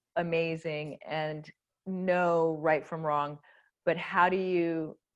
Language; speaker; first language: English; native; English